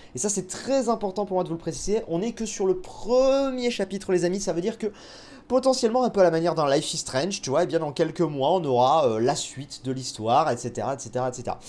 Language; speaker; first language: French; native; French